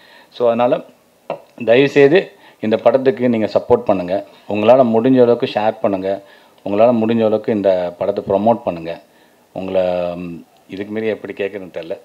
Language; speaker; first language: Tamil; native; Tamil